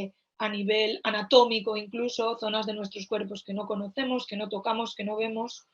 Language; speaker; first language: Spanish; native; Spanish